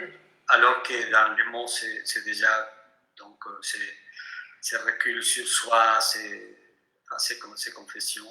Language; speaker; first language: French; non-native, fluent; Spanish